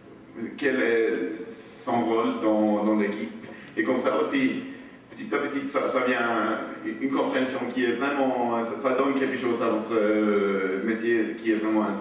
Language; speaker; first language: French; non-native, learner; Swedish